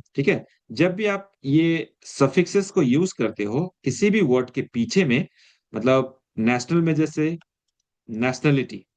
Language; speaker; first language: Hindi; non-native, local second language; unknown